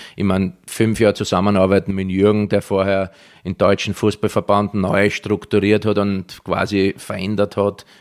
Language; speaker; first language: German; native; German